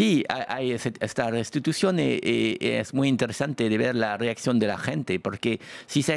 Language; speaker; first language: Spanish; non-native, fluent; French